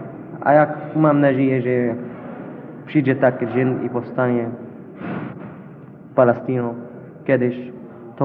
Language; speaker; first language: Polish; non-native, learner; Arabic